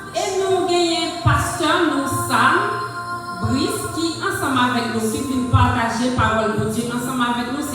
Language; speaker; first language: French; non-native, local second language; Haitian Creole